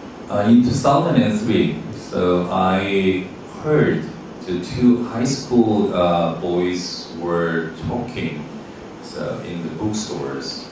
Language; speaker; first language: English; non-native, learner; Korean